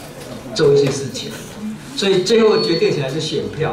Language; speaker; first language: Chinese; non-native, local second language; Min Nan Chinese